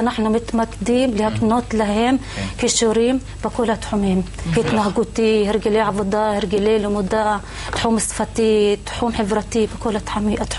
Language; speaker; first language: Hebrew; non-native, local second language; Arabic